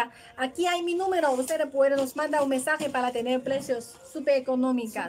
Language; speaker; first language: Spanish; non-native, learner; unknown